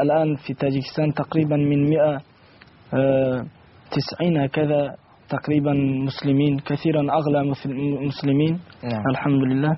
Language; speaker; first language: Arabic; non-native, learner; Tajik